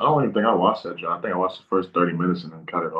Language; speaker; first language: English; native; English